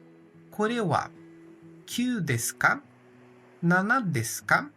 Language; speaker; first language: Japanese; non-native, fluent; Portuguese